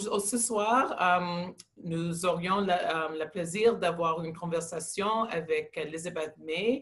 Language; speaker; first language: French; non-native, local second language; English